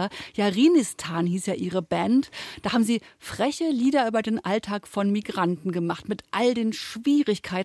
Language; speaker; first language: German; native; German